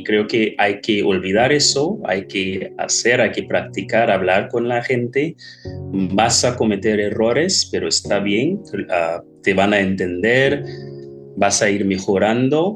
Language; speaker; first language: Spanish; non-native, fluent; English